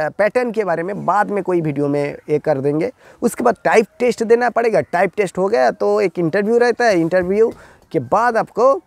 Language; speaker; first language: Hindi; non-native, local second language; Bangla